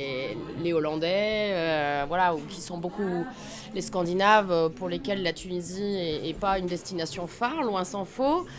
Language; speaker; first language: French; native; French